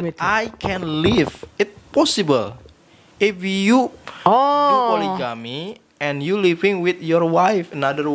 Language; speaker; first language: English; non-native, learner; Indonesian